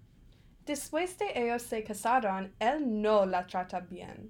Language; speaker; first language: Spanish; non-native, learner; English